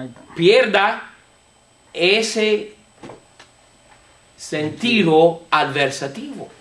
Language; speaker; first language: Spanish; non-native, fluent; English